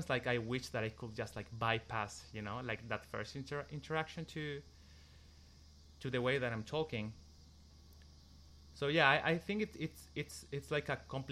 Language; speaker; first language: English; non-native, fluent; Spanish